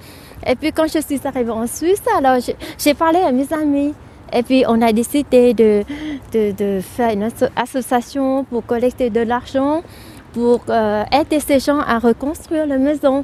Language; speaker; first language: French; non-native, fluent; Vietnamese